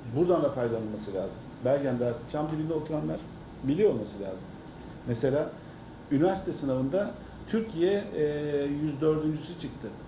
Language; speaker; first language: Turkish; native; Turkish